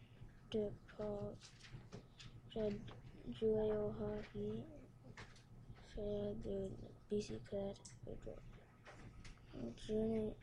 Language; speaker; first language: French; non-native, learner; English